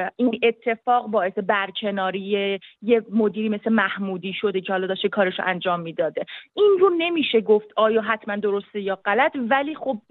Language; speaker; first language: Persian; native; Persian